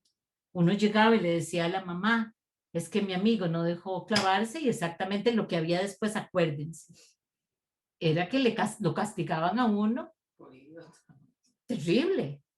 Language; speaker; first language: Spanish; native; Spanish